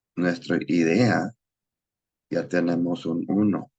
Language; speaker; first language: Spanish; non-native, learner; English